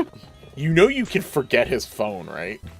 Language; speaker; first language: English; native; English